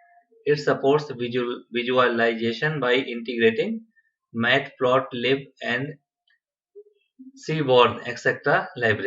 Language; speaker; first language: English; non-native, local second language; Hindi